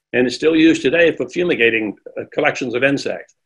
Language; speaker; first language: English; native; English